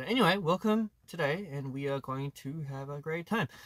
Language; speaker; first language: English; early bilingual, other home language; Korean